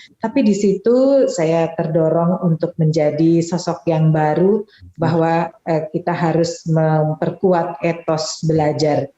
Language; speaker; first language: Indonesian; native; Indonesian